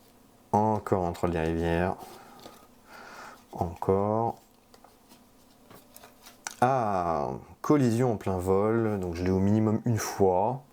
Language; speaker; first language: French; native; French